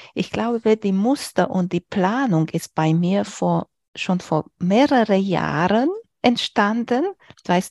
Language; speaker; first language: German; non-native, fluent; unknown